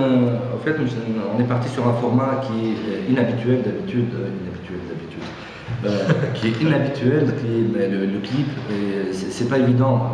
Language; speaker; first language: French; non-native, local second language; Arabic